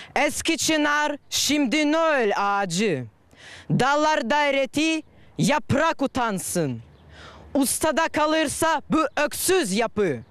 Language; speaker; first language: Turkish; non-native, learner; Russian